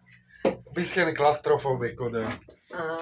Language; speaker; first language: German; non-native, learner; Slovak